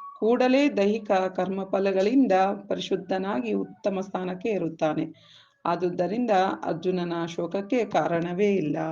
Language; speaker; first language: Kannada; native; Kannada